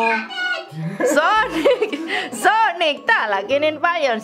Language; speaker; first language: Finnish; non-native, learner; Indonesian